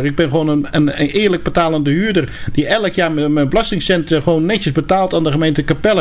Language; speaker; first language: Dutch; native; Dutch